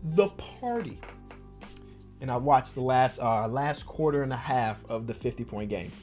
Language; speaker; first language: English; native; English